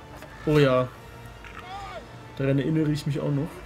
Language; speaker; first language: German; native; German